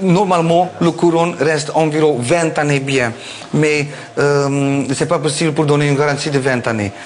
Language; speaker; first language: French; non-native, learner; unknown